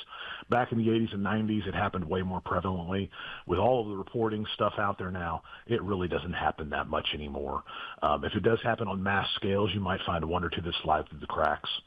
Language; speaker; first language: English; native; English